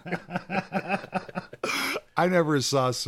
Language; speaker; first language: English; native; English